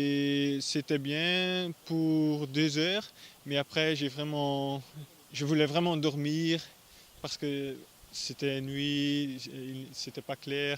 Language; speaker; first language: French; non-native, fluent; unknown